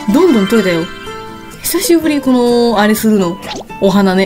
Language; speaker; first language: Japanese; native; Japanese